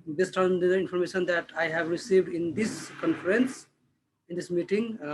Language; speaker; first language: English; non-native, local second language; Nepali